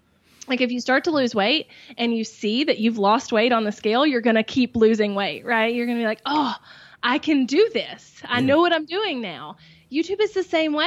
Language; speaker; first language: English; native; English